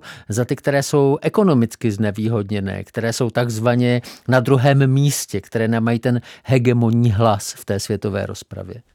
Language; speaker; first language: Czech; native; Czech